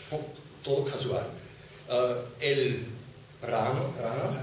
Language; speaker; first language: Spanish; non-native, fluent; German